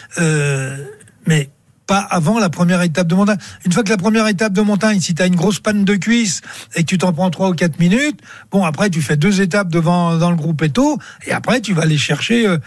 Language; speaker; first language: French; native; French